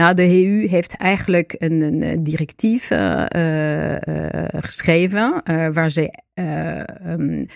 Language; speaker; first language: Dutch; non-native, fluent; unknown